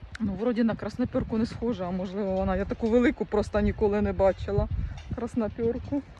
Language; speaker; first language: Ukrainian; non-native, local second language; Russian